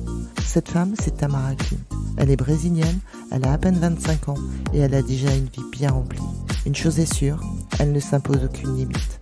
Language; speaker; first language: French; native; French